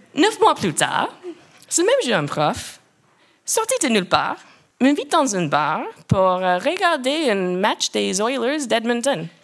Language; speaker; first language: French; non-native, local second language; English